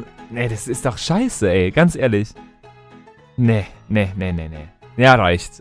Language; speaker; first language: German; native; German